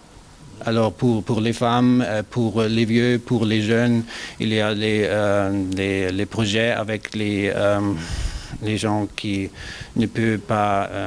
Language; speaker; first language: French; non-native, learner; German